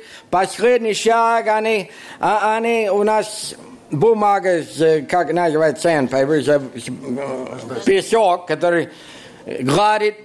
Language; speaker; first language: Russian; non-native, fluent; English